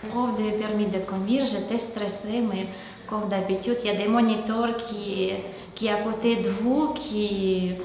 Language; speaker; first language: French; non-native, fluent; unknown